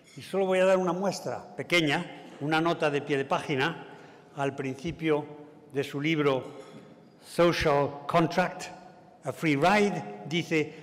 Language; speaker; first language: Spanish; native; Spanish